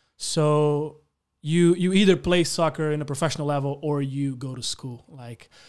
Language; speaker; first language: English; non-native, fluent; Portuguese